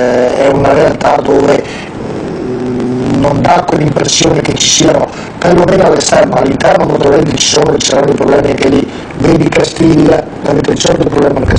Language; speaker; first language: Italian; native; Italian